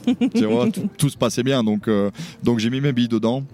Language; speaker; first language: French; native; French